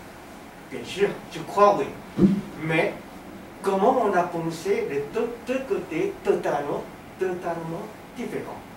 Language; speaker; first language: French; non-native, learner; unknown